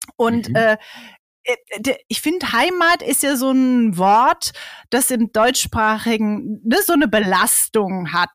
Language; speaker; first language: German; native; German